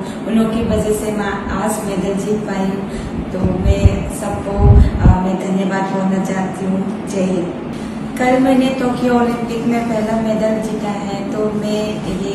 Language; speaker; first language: Hindi; non-native, local second language; Manipuri